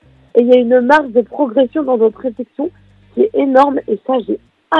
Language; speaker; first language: French; native; French